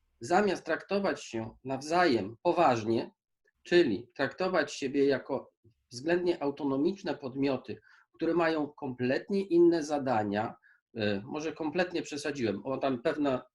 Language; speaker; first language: Polish; native; Polish